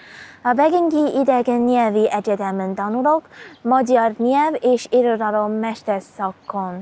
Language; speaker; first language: Hungarian; non-native, learner; Chinese